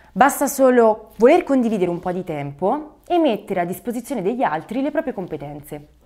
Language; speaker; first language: Italian; native; Italian